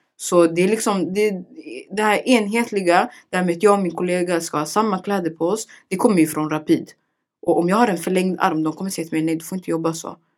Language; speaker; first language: Swedish; early bilingual, other home language; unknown